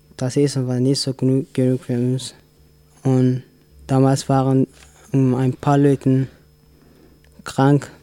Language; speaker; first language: German; non-native, learner; Tigrinya